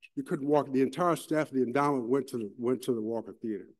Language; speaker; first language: English; native; English